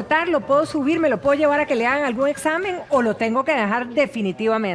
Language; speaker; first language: Spanish; native; Spanish